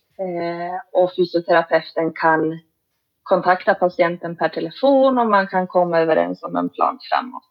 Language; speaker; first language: Swedish; native; Swedish